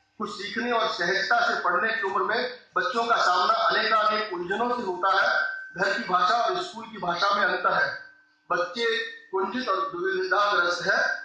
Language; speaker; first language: Hindi; non-native, local second language; Rajasthani